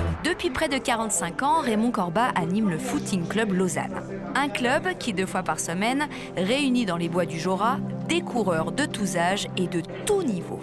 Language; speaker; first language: French; native; French